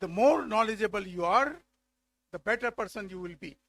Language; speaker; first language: English; non-native, local second language; Marathi